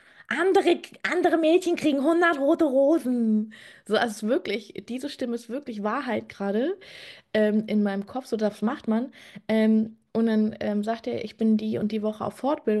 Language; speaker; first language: German; native; German